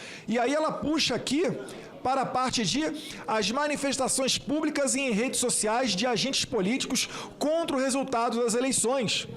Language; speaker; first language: Portuguese; native; Portuguese